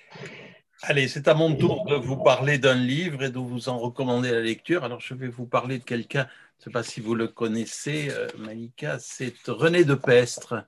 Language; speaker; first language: French; native; French